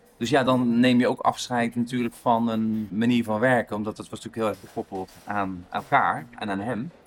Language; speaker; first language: Dutch; native; Dutch